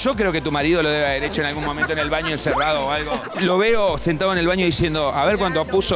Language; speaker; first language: Spanish; native; Spanish